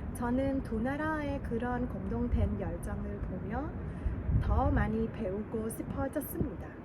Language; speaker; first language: Korean; non-native, fluent; Khmer